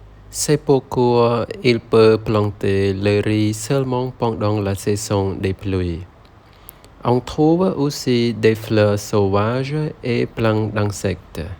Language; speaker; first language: French; non-native, learner; Khmer